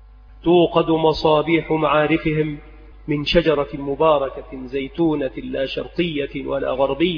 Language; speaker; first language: Arabic; native; Arabic